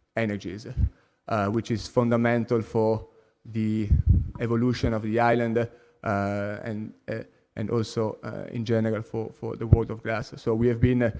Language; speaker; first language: English; non-native, fluent; Italian